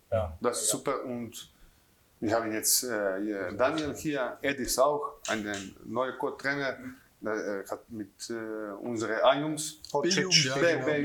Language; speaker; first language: German; non-native, learner; Croatian